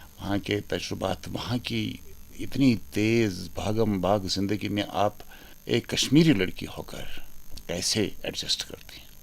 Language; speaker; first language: Urdu; non-native, local second language; Kashmiri